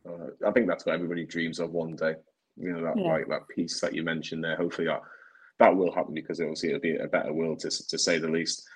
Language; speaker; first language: English; native; English